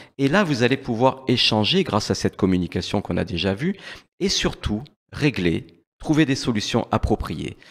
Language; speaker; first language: French; native; French